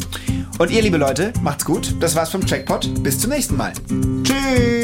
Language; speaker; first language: German; native; German